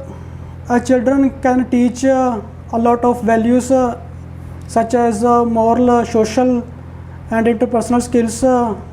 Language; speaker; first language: English; non-native, learner; Punjabi